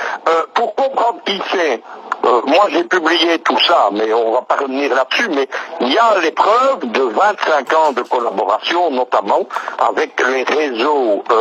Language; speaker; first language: French; native; French